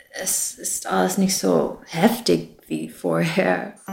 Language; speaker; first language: German; non-native, fluent; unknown